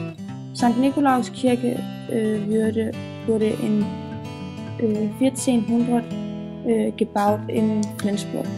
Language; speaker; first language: German; non-native, learner; Danish